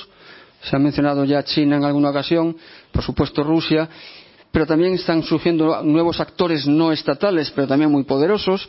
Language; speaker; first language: Spanish; native; Spanish